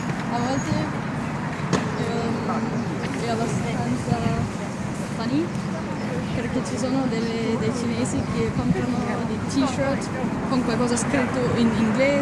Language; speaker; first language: Italian; non-native, learner; Chinese